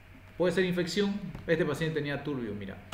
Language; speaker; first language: Spanish; native; Spanish